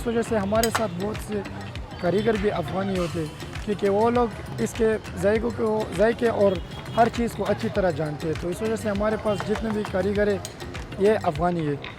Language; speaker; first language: Hindi; non-native, local second language; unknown